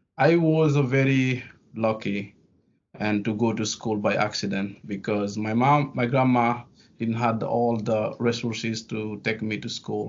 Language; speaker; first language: English; non-native, fluent; Fula